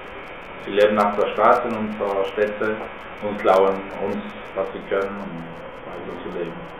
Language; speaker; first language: German; non-native, fluent; Spanish